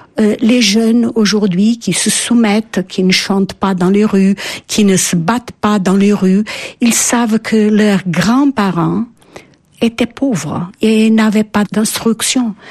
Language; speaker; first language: French; non-native, fluent; Portuguese